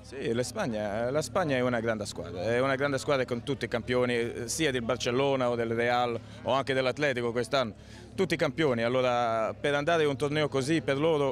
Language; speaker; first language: Italian; early bilingual, heritage; Italian